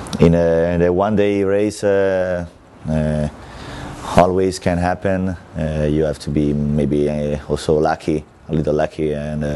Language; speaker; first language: English; non-native, learner; Italian